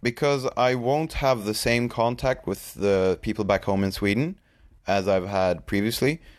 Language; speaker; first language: English; non-native, fluent; Swedish